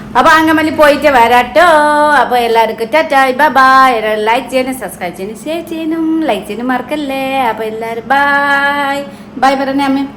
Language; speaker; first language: Malayalam; non-native, fluent; Nepali